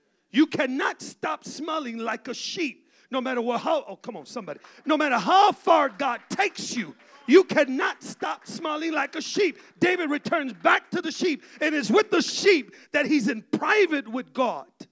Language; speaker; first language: English; early bilingual, other home language; Spanish